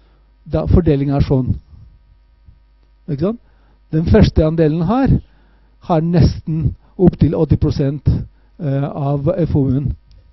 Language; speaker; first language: Norwegian; non-native, fluent; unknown